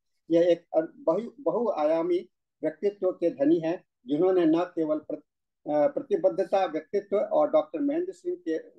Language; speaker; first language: Hindi; native; Hindi